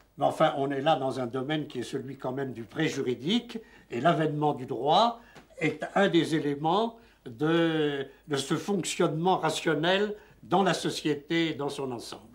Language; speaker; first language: French; native; French